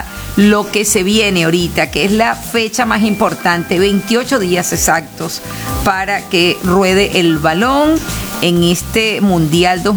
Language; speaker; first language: Spanish; native; Spanish